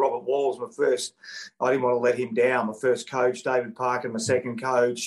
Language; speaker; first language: English; native; English